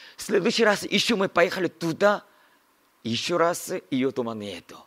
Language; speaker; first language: Russian; non-native, learner; Korean